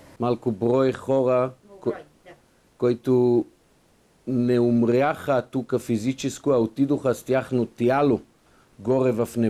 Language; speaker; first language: Bulgarian; non-native, fluent; Hebrew